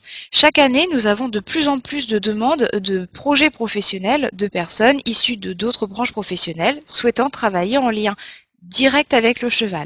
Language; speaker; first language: French; native; French